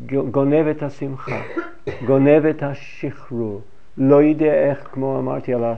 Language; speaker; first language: Hebrew; non-native, fluent; English